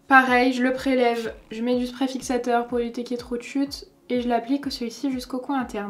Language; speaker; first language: French; native; French